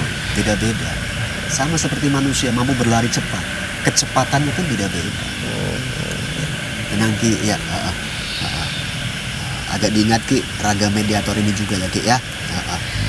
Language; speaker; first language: Indonesian; native; Indonesian